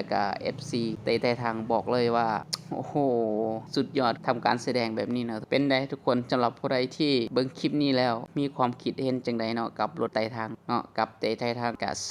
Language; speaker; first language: Thai; non-native, local second language; Northeastern Thai